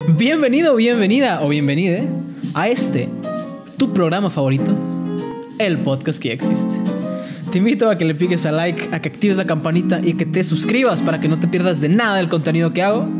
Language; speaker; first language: Spanish; native; Spanish